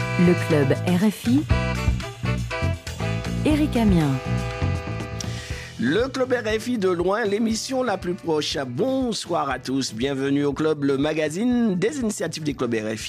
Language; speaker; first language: French; native; French